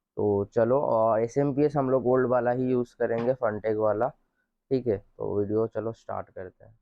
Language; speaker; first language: Hindi; non-native, local second language; Bangla